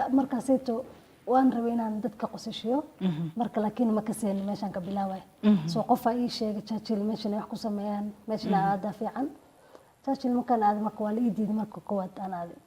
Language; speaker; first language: Somali; early bilingual, heritage; Somali